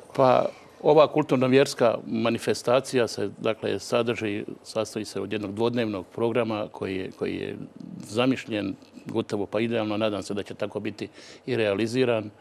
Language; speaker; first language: Croatian; native; Croatian